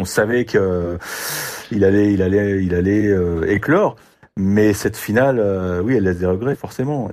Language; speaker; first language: French; native; French